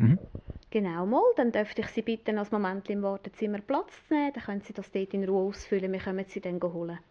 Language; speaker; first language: German; native; German